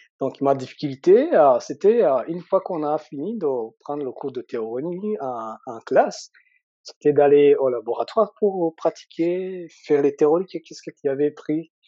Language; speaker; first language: French; non-native, local second language; Rundi